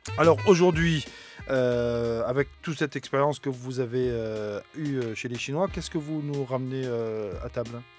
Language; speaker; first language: French; native; French